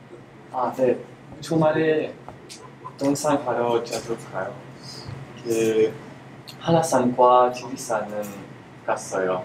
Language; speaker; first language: Korean; non-native, learner; French